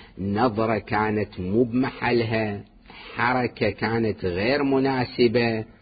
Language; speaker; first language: Arabic; native; Arabic